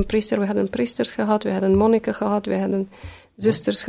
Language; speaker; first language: Dutch; early bilingual, other home language; Arabic